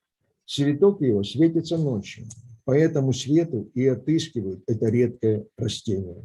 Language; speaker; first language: Russian; native; Russian